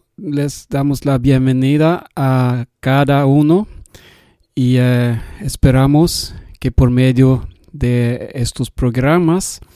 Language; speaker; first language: Spanish; non-native, learner; Swedish